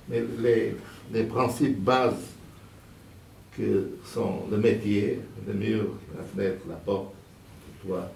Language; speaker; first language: French; non-native, fluent; Portuguese